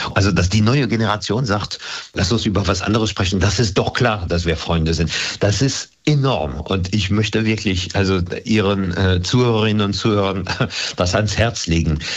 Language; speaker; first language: German; non-native, fluent; French